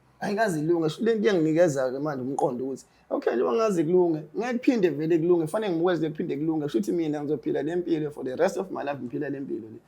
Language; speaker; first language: Zulu; native; Zulu